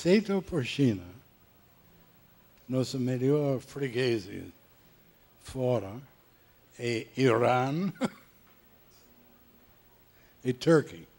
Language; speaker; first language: Portuguese; non-native, learner; English